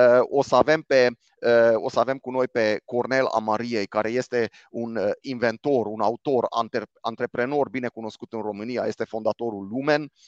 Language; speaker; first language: Romanian; non-native, local second language; Hungarian